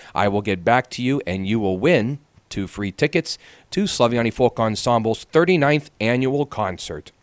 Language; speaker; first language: English; native; English